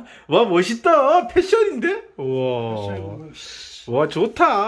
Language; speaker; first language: Korean; native; Korean